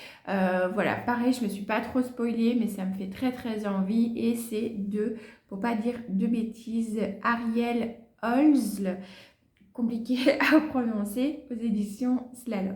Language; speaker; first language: French; native; French